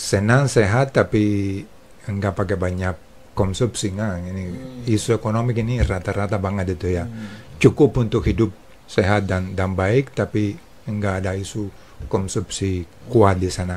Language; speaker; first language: Indonesian; non-native, fluent; Spanish